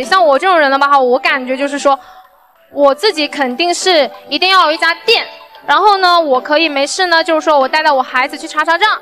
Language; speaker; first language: Chinese; native; Chinese